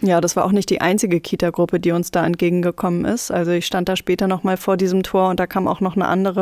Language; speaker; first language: German; native; German